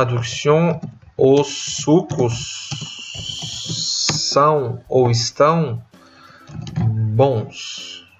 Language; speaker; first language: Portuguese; non-native, fluent; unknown